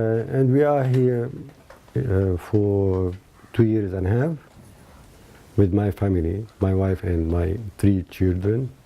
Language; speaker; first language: English; non-native, learner; Arabic